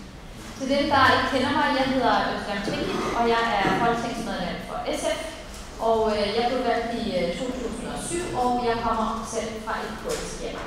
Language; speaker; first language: Danish; early bilingual, other home language; Kurdish